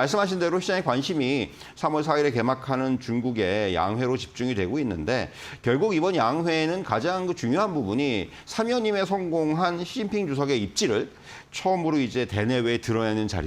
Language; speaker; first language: Korean; native; Korean